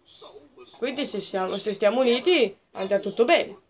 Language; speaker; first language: Italian; native; Italian